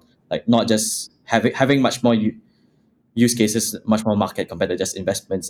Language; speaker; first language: English; non-native, local second language; Chinese